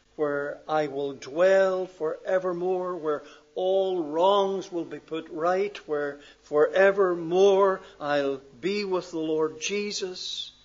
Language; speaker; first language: English; native; English